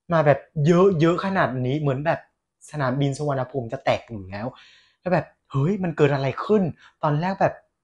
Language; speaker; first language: Thai; non-native, fluent; Vietnamese